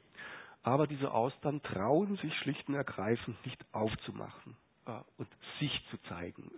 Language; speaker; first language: German; native; German